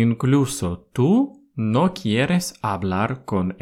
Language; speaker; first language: Spanish; non-native, fluent; Russian